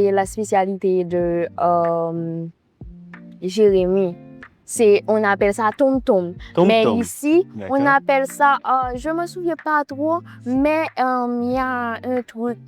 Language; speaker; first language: French; non-native, local second language; Haitian Creole